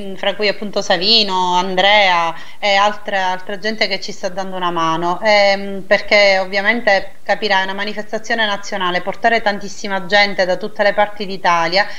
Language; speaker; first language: Italian; native; Italian